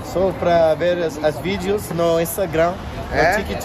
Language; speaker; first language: Portuguese; non-native, learner; English